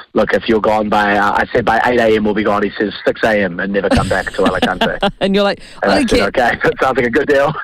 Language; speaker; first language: English; native; English